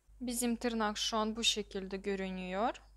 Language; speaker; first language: Turkish; non-native, learner; Russian